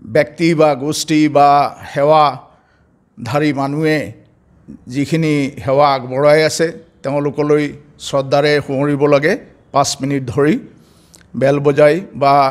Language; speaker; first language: Assamese; non-native, local second language; Bangla